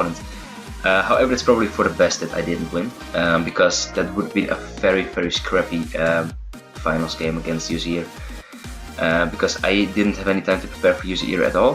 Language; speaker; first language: English; non-native, fluent; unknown